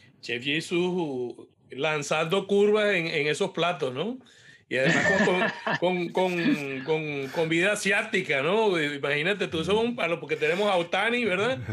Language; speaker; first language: Spanish; native; Spanish